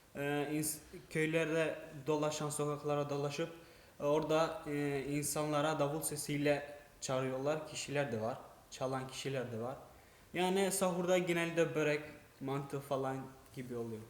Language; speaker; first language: Turkish; non-native, fluent; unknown